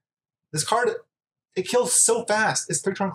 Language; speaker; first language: English; native; English